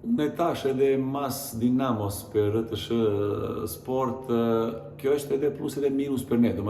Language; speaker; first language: Albanian; non-native, learner; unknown